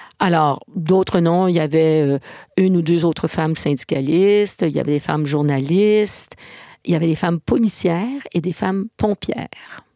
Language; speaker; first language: French; native; French